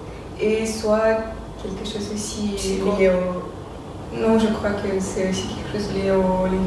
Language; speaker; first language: French; non-native, fluent; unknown